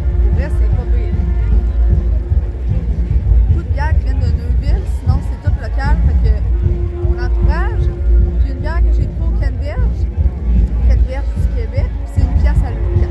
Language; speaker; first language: French; native; French